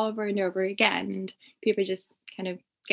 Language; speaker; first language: English; non-native, local second language; Ganda